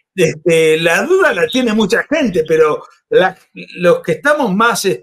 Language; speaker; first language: Spanish; native; Spanish